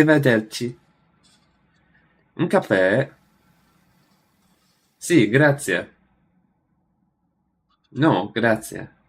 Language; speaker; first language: Italian; non-native, learner; English